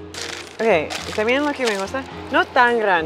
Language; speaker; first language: Spanish; early bilingual, other home language; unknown